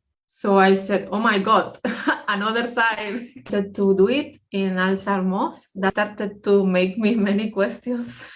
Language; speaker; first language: English; non-native, fluent; Spanish